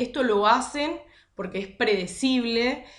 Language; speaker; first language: Spanish; native; Spanish